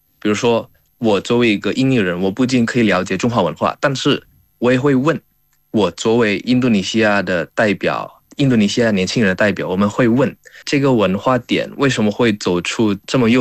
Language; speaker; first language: Chinese; non-native, fluent; Indonesian